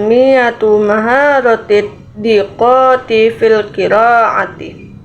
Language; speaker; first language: Arabic; non-native, learner; Indonesian